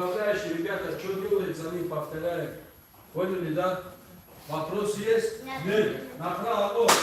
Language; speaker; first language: Russian; native; Russian